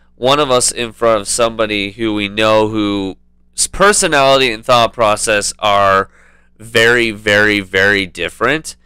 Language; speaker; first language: English; native; English